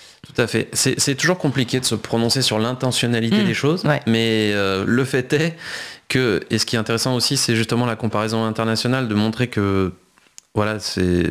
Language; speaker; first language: French; native; French